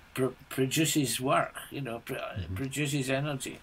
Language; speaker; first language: English; native; English